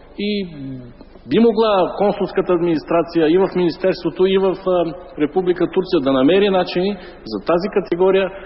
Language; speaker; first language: Bulgarian; non-native, local second language; Turkish